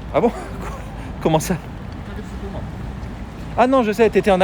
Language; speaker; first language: French; native; French